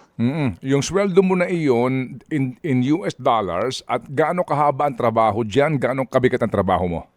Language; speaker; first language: Filipino; native; Filipino